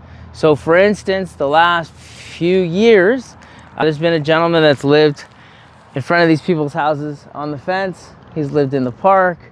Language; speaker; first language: English; native; English